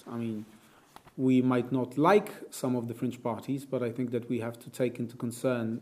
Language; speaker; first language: English; non-native, fluent; Polish